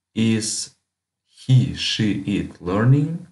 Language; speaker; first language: English; non-native, fluent; Russian